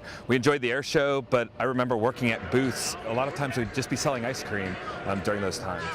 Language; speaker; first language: English; native; English